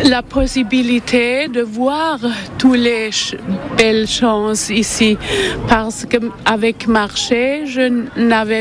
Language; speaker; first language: French; non-native, learner; German